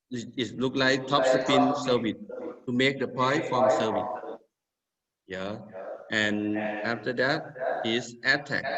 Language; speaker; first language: English; non-native, learner; Thai